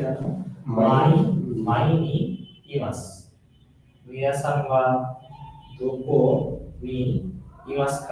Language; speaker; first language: Japanese; non-native, learner; Bangla